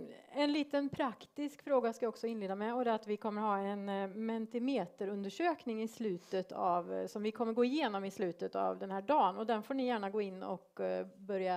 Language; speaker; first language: Swedish; native; Swedish